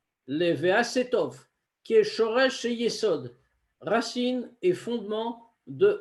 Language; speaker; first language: French; native; French